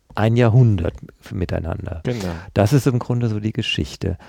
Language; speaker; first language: German; native; German